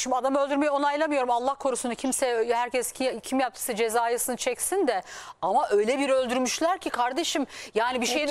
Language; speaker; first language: Turkish; native; Turkish